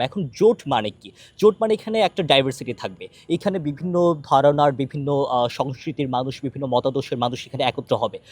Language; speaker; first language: Bangla; non-native, local second language; Chakma